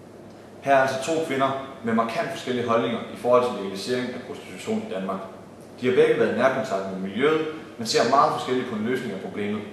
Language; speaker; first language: Danish; native; Danish